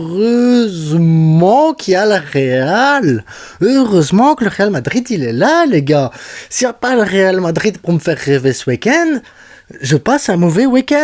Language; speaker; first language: French; native; French